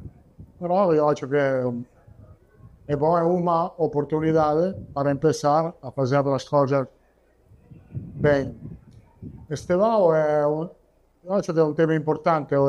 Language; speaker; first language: Portuguese; non-native, learner; Italian